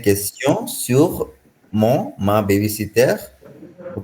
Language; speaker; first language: French; non-native, fluent; Hindi